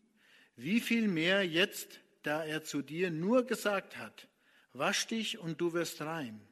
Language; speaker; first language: German; native; German